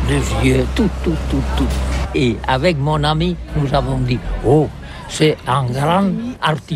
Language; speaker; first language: French; non-native, learner; Catalan